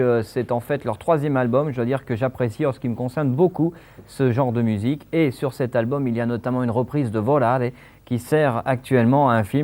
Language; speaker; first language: French; native; French